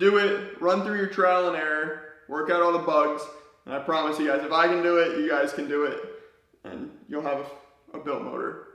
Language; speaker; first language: English; native; English